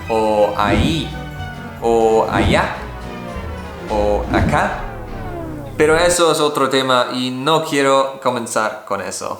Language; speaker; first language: Spanish; non-native, fluent; German